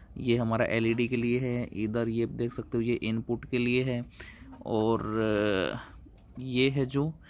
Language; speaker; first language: Hindi; native; Hindi